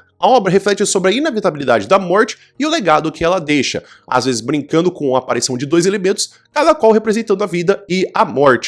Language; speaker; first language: Portuguese; native; Portuguese